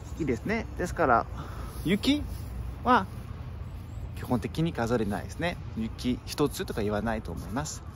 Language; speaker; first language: Japanese; non-native, fluent; French